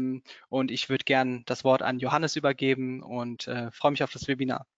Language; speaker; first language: German; native; German